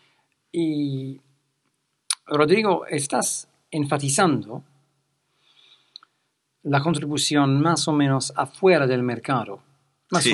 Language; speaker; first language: Spanish; non-native, fluent; English